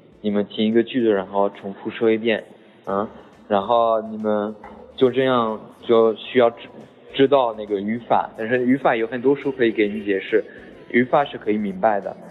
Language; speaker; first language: Chinese; non-native, fluent; French